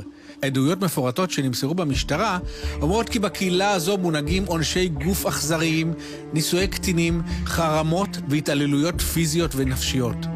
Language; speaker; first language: Hebrew; native; Hebrew